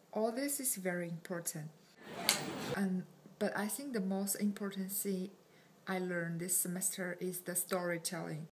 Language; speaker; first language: English; non-native, learner; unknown